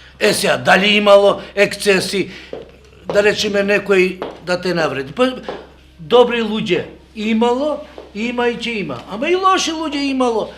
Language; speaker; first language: Macedonian; non-native, local second language; Albanian